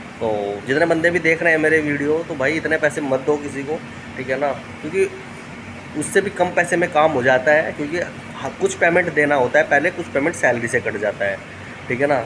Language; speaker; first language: Hindi; native; Hindi